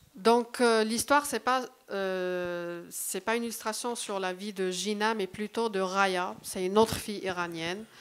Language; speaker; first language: French; non-native, local second language; Arabic